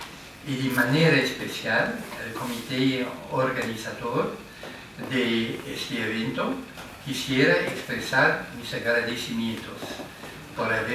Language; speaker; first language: Spanish; non-native, fluent; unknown